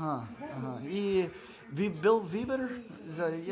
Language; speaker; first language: Russian; non-native, learner; English